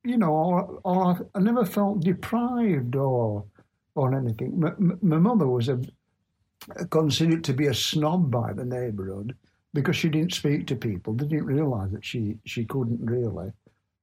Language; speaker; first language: English; native; English